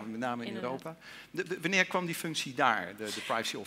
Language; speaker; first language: Dutch; native; Dutch